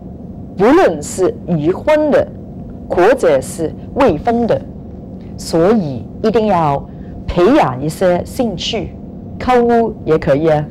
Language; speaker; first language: Chinese; non-native, local second language; Cantonese